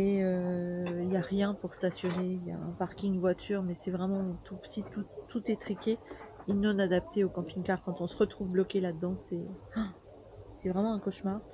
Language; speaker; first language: French; native; French